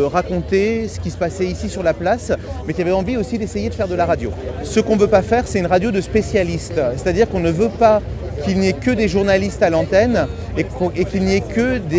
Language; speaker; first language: French; native; French